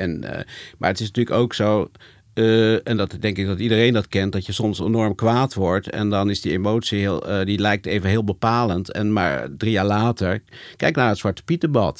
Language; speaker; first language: Dutch; native; Dutch